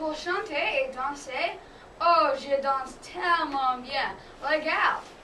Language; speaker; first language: French; non-native, learner; English